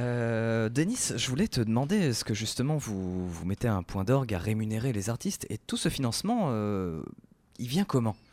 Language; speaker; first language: French; native; French